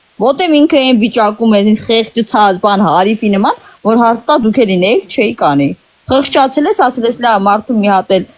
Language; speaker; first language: Armenian; native; Armenian